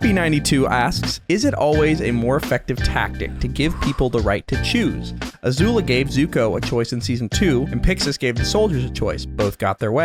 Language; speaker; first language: English; native; English